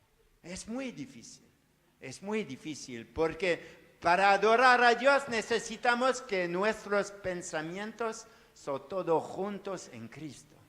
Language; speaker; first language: Spanish; non-native, learner; French